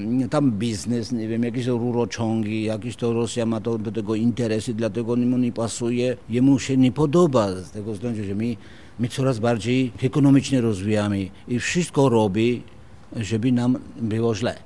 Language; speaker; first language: Polish; non-native, fluent; Georgian